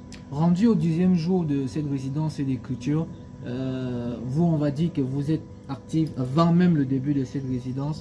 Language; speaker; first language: French; native; French